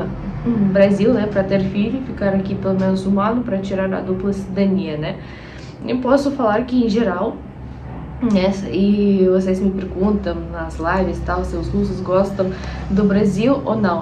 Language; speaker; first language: Portuguese; non-native, fluent; Russian